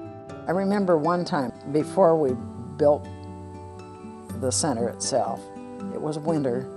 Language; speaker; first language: English; native; English